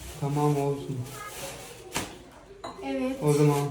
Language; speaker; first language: Turkish; non-native, learner; Urdu